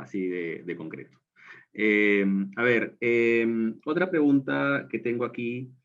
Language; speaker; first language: Spanish; native; Spanish